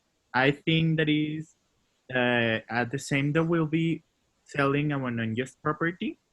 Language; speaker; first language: English; non-native, learner; Spanish